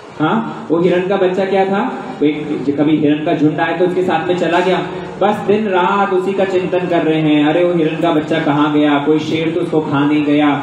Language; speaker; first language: Hindi; native; Hindi